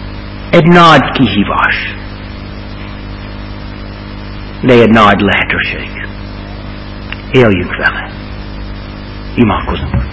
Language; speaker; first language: Hungarian; non-native, fluent; English